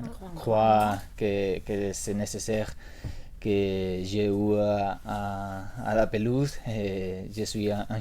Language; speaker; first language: French; non-native, learner; Spanish